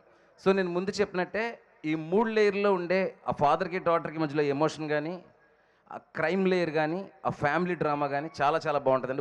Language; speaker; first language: Telugu; native; Telugu